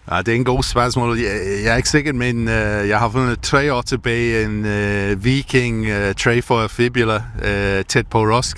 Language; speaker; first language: Danish; non-native, learner; English